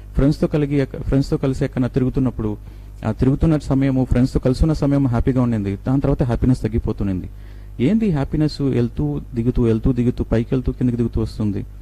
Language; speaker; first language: Telugu; native; Telugu